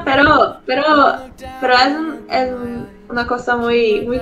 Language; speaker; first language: Spanish; non-native, learner; Portuguese